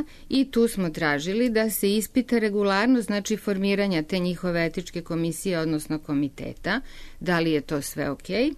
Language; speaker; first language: Serbian; native; Serbian